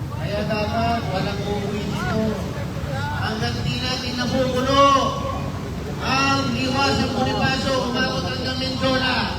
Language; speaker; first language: Filipino; native; Filipino